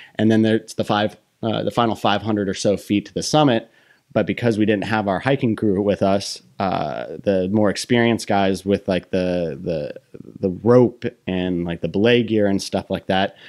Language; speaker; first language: English; native; English